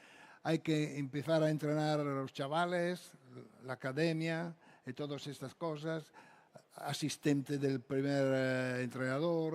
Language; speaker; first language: Spanish; non-native, fluent; Italian